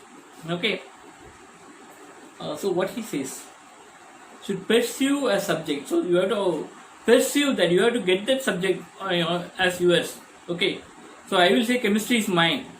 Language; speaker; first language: English; non-native, local second language; Tamil